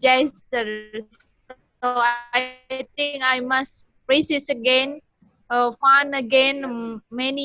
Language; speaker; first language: English; non-native, learner; Indonesian